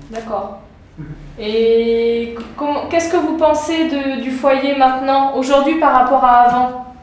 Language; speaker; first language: French; native; French